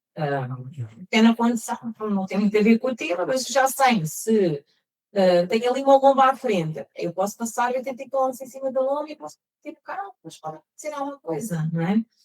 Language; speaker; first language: Portuguese; early bilingual, heritage; Portuguese